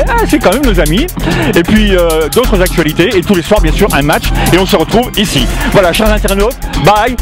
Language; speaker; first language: French; native; French